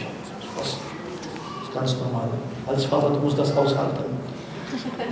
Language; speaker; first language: German; non-native, learner; Arabic